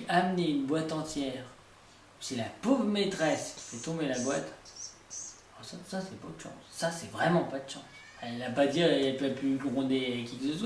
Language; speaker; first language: French; native; French